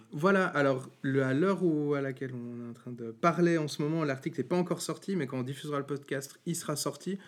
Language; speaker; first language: French; native; French